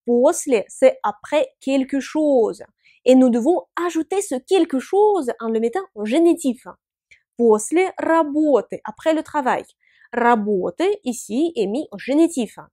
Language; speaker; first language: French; non-native, fluent; Russian